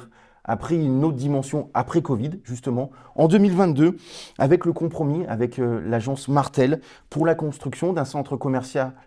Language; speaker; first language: French; native; French